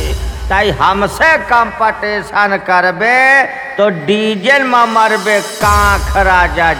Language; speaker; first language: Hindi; non-native, local second language; Bhojpuri